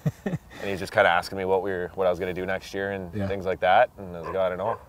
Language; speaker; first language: English; native; English